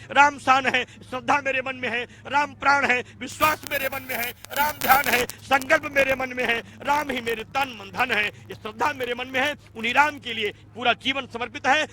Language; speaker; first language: Hindi; native; Hindi